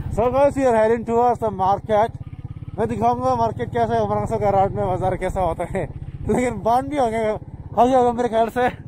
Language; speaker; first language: Hindi; non-native, local second language; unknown